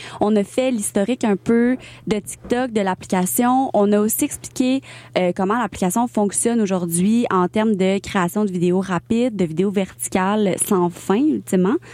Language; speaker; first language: French; native; French